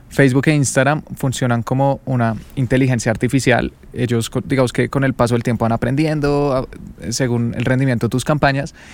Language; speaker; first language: Spanish; native; Spanish